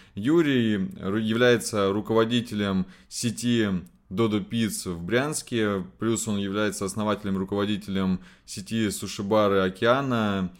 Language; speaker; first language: Russian; native; Russian